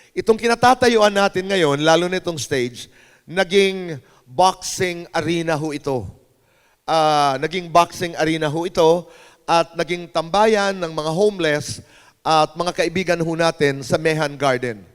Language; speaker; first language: Filipino; non-native, local second language; Waray